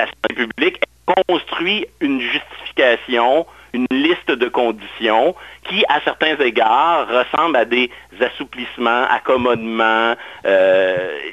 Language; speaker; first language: French; native; French